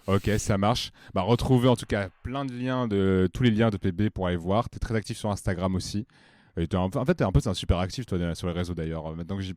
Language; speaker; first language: French; native; French